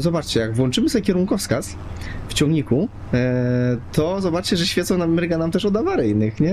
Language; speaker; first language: Polish; native; Polish